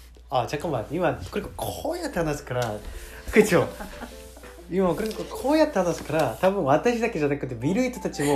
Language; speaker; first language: Japanese; non-native, learner; Korean